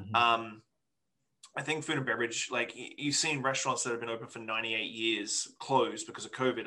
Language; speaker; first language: English; native; English